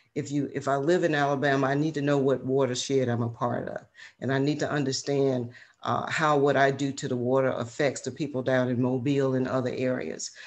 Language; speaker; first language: English; native; English